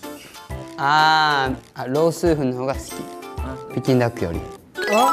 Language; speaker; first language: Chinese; non-native, learner; Japanese